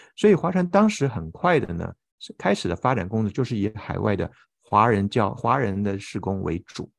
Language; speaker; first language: Chinese; native; Chinese